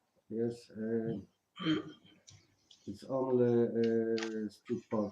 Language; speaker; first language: English; non-native, learner; Polish